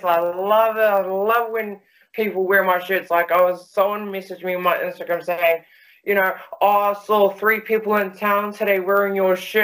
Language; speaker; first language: English; native; English